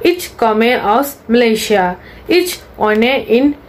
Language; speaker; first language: German; non-native, learner; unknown